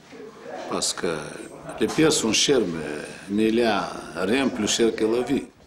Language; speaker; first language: French; non-native, fluent; Bulgarian